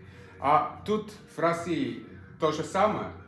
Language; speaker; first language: Russian; non-native, fluent; German